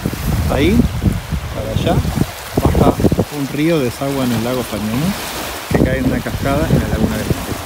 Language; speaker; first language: Spanish; native; Spanish